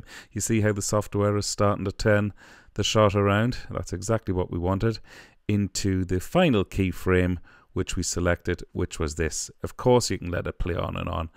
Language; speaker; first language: English; native; English